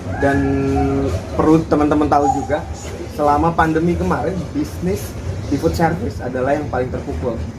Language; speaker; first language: Indonesian; native; Indonesian